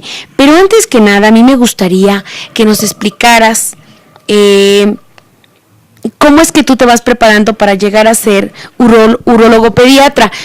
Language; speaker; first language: Spanish; native; Spanish